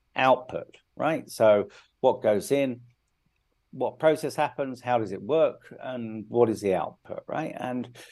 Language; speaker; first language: English; native; English